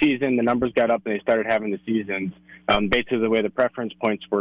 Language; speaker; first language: English; native; English